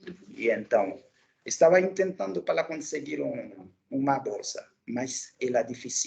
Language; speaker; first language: Portuguese; non-native, local second language; Haitian Creole